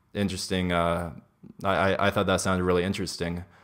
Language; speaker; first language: English; native; English